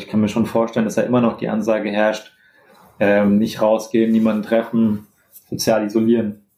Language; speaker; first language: German; native; German